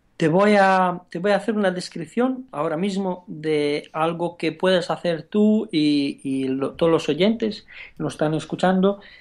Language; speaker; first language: Spanish; non-native, fluent; Romanian